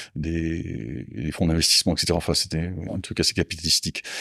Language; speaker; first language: French; native; French